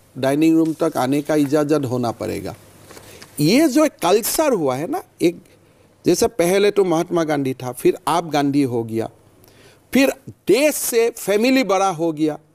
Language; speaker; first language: Hindi; non-native, local second language; Assamese